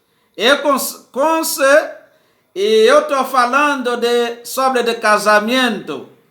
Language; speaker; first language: Portuguese; non-native, learner; Haitian Creole